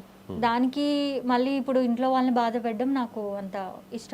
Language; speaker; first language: Telugu; native; Telugu